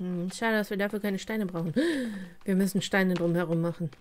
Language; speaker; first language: German; native; German